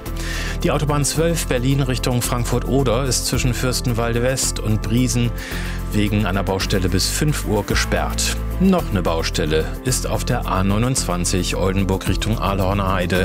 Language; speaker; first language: German; native; German